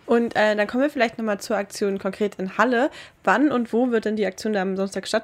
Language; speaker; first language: German; native; German